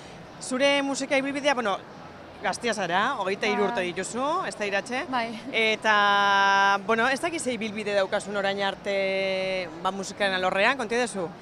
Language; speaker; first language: Basque; native; Basque